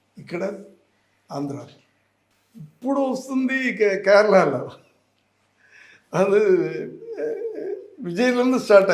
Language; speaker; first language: Telugu; non-native, learner; Tamil